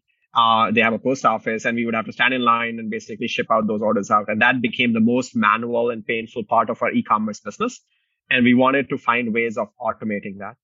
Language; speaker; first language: English; non-native, local second language; Hindi